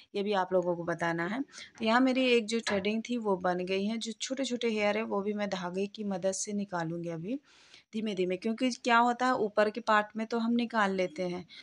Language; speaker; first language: Hindi; native; Hindi